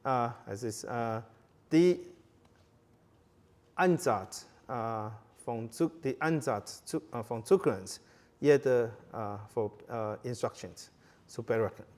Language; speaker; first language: German; non-native, fluent; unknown